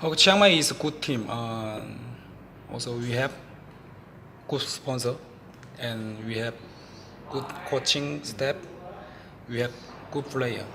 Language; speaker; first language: English; non-native, learner; Korean